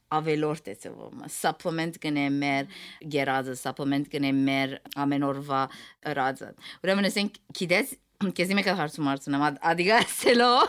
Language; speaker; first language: Armenian; early bilingual, heritage; Armenian